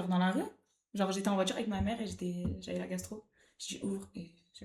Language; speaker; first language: French; native; French